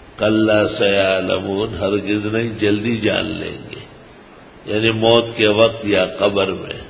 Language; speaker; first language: Urdu; native; Urdu